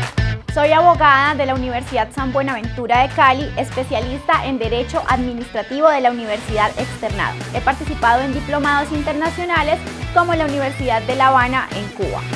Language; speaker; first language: Spanish; native; Spanish